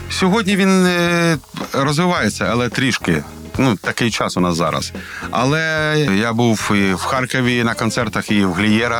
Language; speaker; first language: Ukrainian; non-native, local second language; Russian